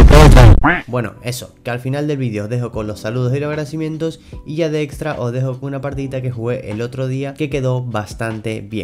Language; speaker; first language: Spanish; native; Spanish